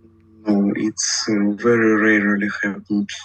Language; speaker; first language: English; non-native, learner; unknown